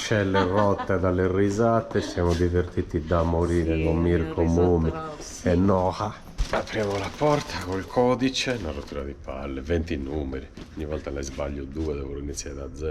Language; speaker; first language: Italian; native; Italian